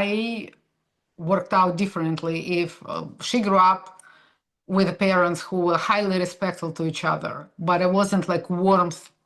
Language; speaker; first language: English; non-native, fluent; Russian